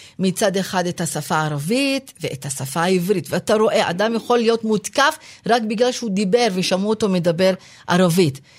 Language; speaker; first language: Hebrew; non-native, local second language; Arabic